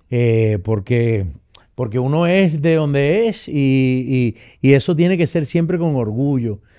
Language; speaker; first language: Spanish; native; Spanish